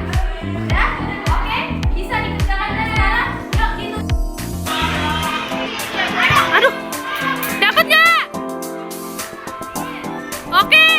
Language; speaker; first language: Indonesian; native; Indonesian